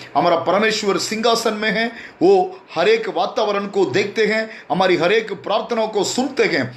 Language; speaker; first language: Hindi; non-native, local second language; Tamil